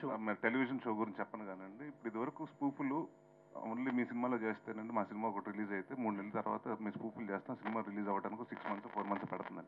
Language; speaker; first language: Telugu; native; Telugu